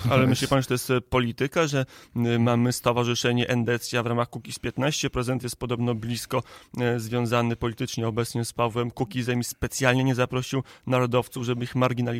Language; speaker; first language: Polish; native; Polish